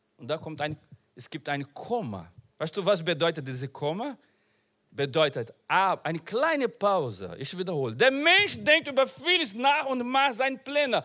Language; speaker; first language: German; non-native, learner; Portuguese